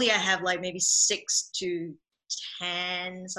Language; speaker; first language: English; non-native, local second language; Cantonese